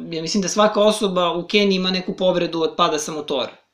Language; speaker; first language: Serbian; native; Serbian